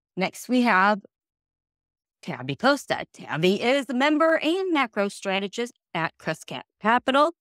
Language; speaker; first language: English; native; English